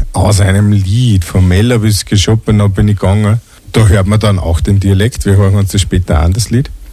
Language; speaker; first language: German; native; German